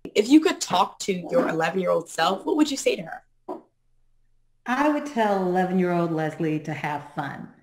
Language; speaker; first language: English; native; English